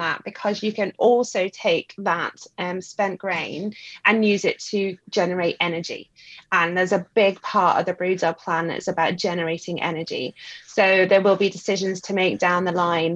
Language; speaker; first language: English; native; English